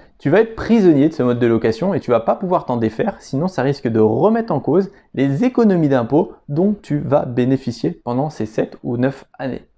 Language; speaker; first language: French; native; French